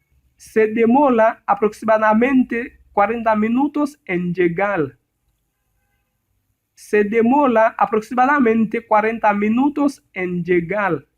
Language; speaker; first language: Spanish; non-native, learner; Haitian Creole